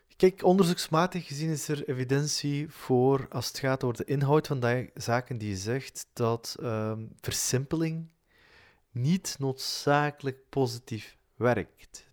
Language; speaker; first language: Dutch; early bilingual, other home language; Turkish